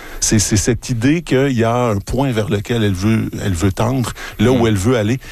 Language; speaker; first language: French; native; French